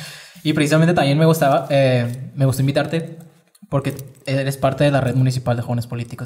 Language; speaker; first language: Spanish; native; Spanish